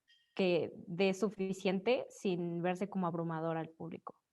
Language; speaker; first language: Spanish; native; Spanish